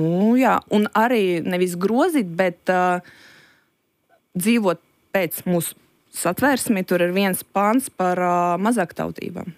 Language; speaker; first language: Latvian; non-native, local second language; Russian